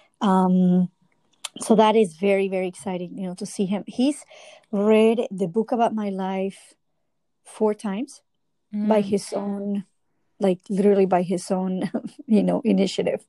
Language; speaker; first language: English; non-native, fluent; Spanish